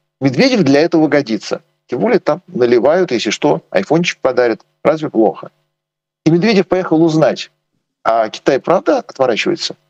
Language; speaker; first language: Russian; native; Russian